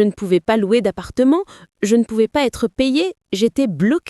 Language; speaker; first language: French; non-native, fluent; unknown